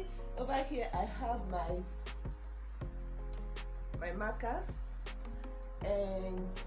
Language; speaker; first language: English; non-native, local second language; Igbo